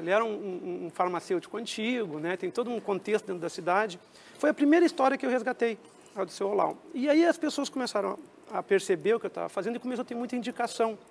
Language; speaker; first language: Portuguese; native; Portuguese